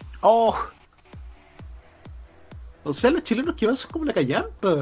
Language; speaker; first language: Spanish; native; Spanish